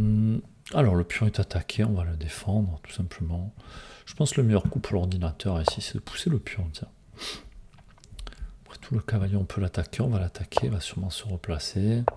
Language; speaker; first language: French; native; French